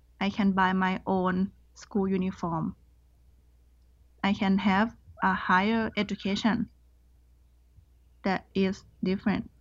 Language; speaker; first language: English; non-native, learner; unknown